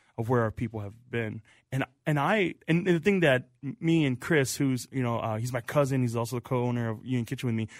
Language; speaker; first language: English; native; English